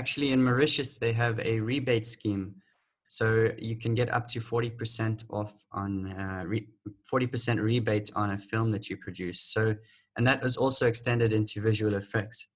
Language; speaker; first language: English; native; English